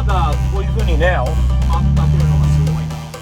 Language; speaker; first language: Japanese; non-native, fluent; English